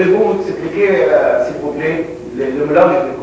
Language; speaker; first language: French; non-native, local second language; Arabic